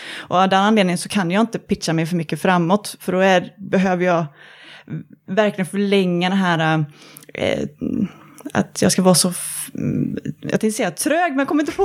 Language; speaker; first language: Swedish; native; Swedish